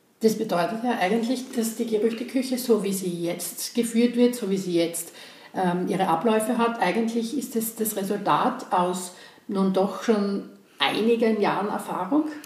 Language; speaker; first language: German; native; German